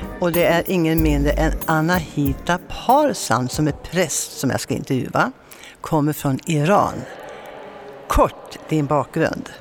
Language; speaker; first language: Swedish; non-native, fluent; Persian